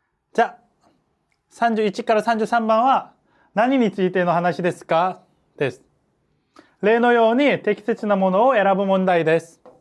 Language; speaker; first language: Japanese; non-native, fluent; Korean